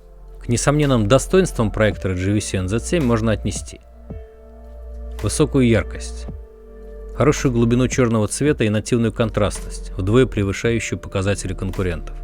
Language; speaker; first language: Russian; native; Russian